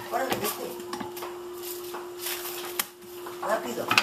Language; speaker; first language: Spanish; native; Spanish